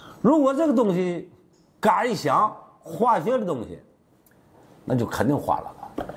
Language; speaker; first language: Chinese; native; Chinese